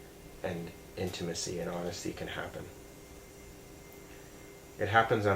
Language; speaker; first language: English; native; English